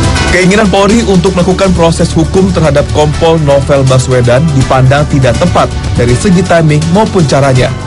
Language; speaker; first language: Indonesian; native; Indonesian